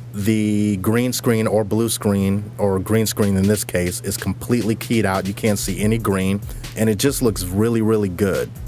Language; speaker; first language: English; native; English